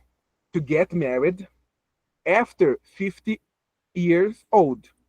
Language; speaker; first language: English; non-native, fluent; Portuguese